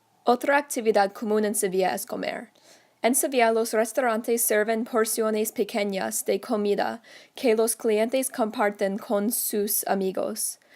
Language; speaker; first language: Spanish; non-native, learner; English